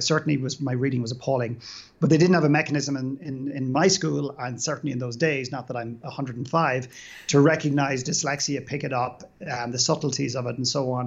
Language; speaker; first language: English; native; English